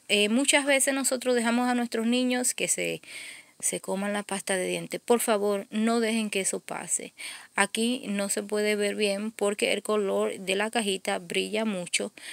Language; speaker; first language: Spanish; native; Spanish